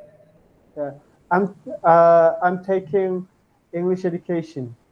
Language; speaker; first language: English; non-native, fluent; Turkmen